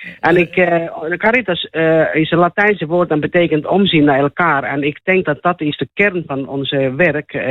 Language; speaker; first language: Dutch; non-native, fluent; Finnish